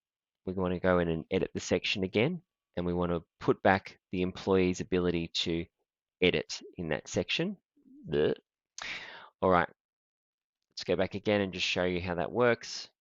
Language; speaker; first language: English; native; English